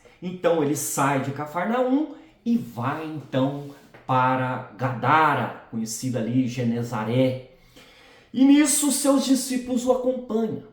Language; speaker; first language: Portuguese; native; Portuguese